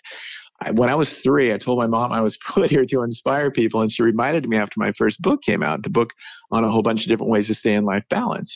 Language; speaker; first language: English; native; English